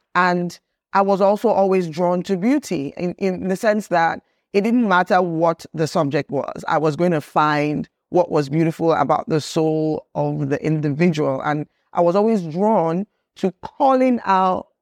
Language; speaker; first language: English; non-native, local second language; Yoruba